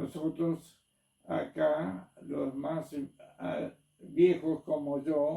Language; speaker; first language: Spanish; non-native, local second language; German